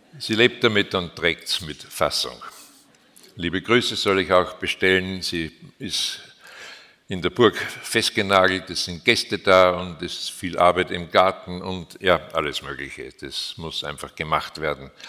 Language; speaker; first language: German; native; German